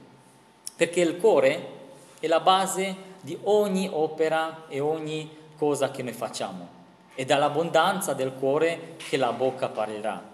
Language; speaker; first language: Italian; non-native, fluent; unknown